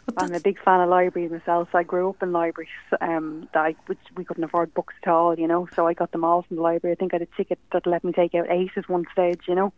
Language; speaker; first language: English; native; English